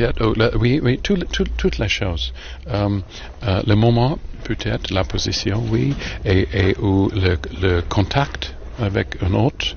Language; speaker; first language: French; non-native, fluent; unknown